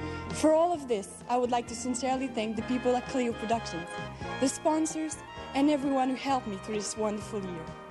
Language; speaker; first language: English; non-native, fluent; French